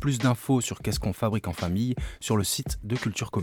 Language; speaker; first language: French; native; French